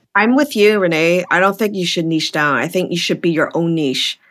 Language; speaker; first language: English; native; English